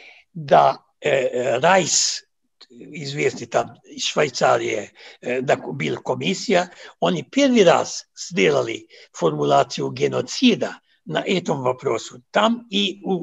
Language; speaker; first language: Russian; non-native, fluent; Serbian